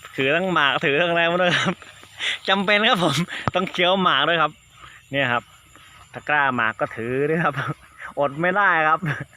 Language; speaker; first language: Thai; native; Thai